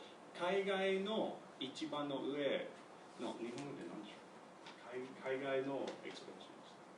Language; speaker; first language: Japanese; non-native, learner; English